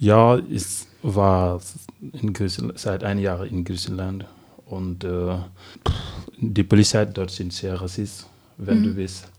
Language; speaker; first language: German; non-native, learner; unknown